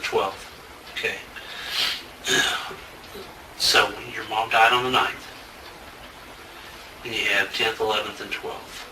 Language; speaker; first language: English; native; English